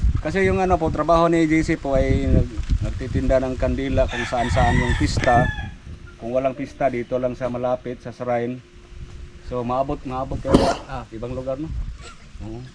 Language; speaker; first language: Filipino; non-native, local second language; Cebuano